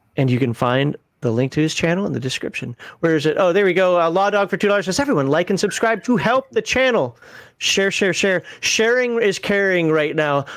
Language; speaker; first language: English; native; English